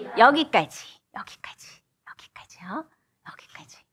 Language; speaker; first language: Korean; native; Korean